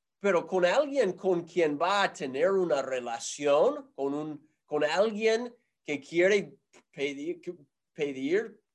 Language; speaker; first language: Spanish; non-native, fluent; English